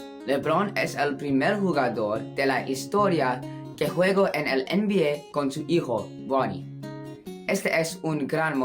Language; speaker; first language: Spanish; non-native, learner; English